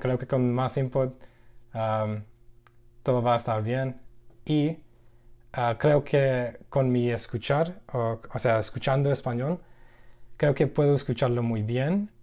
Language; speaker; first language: Spanish; non-native, learner; English